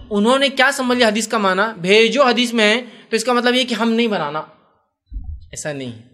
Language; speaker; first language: Urdu; non-native, local second language; Bangla